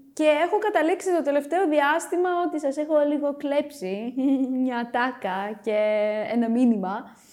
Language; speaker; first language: Greek; early bilingual, other home language; Romanian